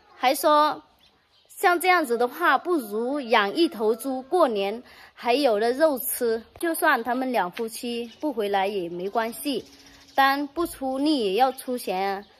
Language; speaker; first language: Chinese; non-native, fluent; Vietnamese